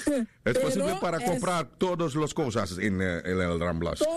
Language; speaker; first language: Spanish; non-native, learner; Dutch